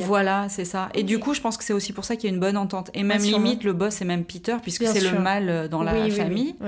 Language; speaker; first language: French; native; French